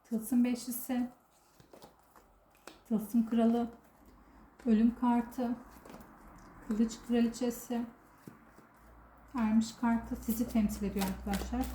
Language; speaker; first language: Turkish; native; Turkish